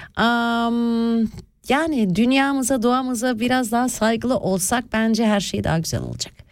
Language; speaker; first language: Turkish; early bilingual, heritage; Turkish